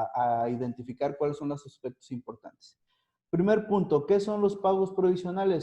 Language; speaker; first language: Spanish; native; Spanish